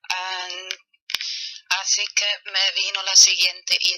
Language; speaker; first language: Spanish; non-native, fluent; German